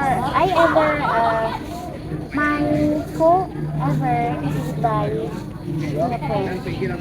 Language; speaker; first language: English; non-native, learner; Indonesian